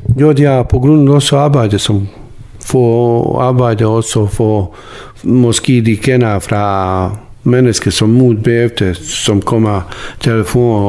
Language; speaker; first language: Danish; non-native, learner; Bosnian